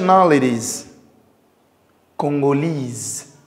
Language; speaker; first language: English; non-native, fluent; Lingala